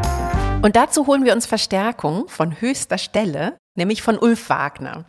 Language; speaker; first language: German; native; German